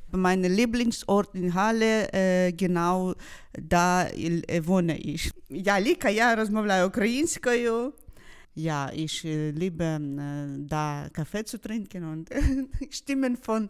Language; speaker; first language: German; non-native, learner; Ukrainian